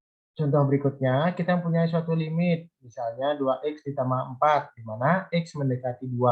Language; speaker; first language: Indonesian; native; Indonesian